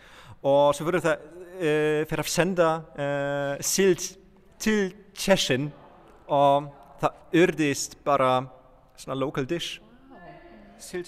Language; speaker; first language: Icelandic; non-native, fluent; Polish